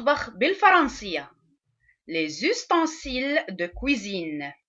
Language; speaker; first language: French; non-native, local second language; Arabic